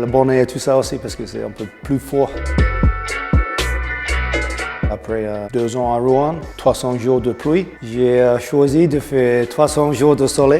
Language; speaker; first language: French; non-native, learner; English